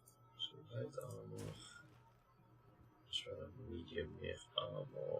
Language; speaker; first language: Dutch; native; Dutch